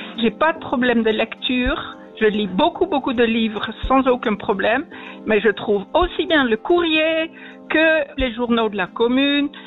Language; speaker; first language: French; native; French